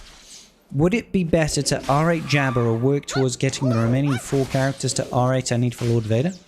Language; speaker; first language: English; native; English